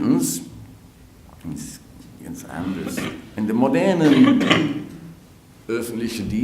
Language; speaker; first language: German; non-native, fluent; English